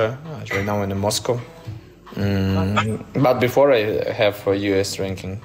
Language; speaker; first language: English; non-native, learner; Russian